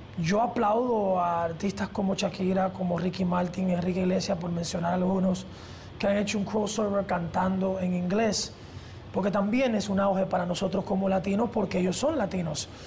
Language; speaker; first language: Spanish; early bilingual, heritage; Spanish